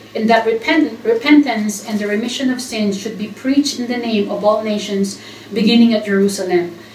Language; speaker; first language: English; non-native, local second language; Filipino